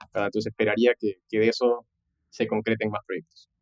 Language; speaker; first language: Spanish; native; Spanish